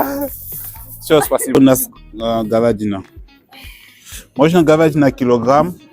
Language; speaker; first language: Russian; non-native, learner; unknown